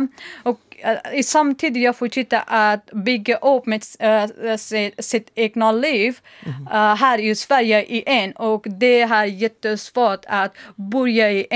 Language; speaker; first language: Swedish; non-native, learner; Persian